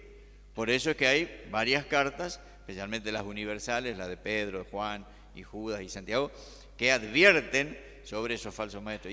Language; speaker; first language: Spanish; native; Spanish